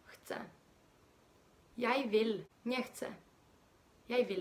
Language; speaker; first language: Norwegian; non-native, learner; Polish